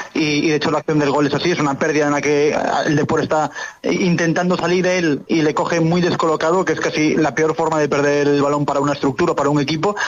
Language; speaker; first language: Spanish; native; Spanish